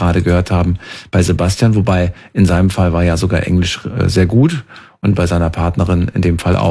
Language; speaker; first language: German; native; German